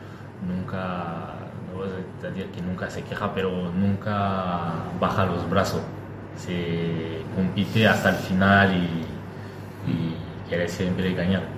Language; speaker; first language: Spanish; non-native, learner; French